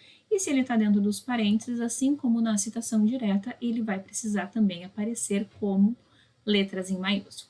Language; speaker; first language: Portuguese; native; Portuguese